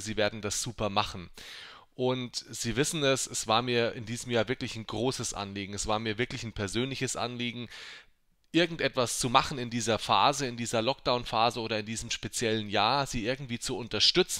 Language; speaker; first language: German; native; German